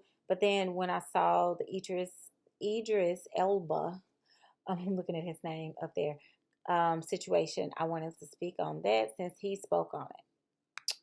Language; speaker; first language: English; native; English